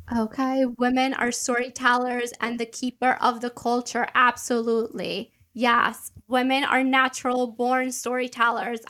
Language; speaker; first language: English; early bilingual, other home language; Italian